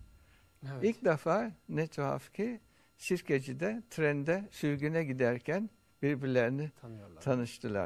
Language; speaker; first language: Turkish; early bilingual, heritage; Turkish